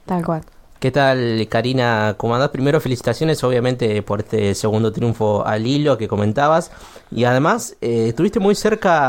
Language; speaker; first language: Spanish; native; Spanish